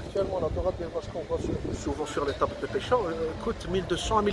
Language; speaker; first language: French; non-native, local second language; Kabyle